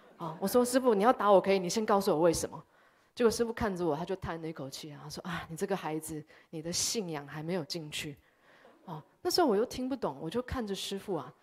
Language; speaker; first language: Chinese; early bilingual, heritage; Chinese